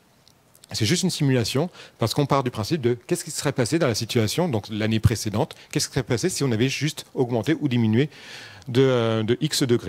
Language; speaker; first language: French; native; French